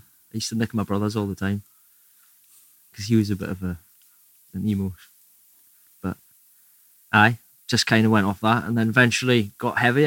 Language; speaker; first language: English; native; English